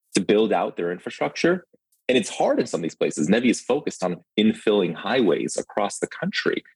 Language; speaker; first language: English; early bilingual, other home language; Ukrainian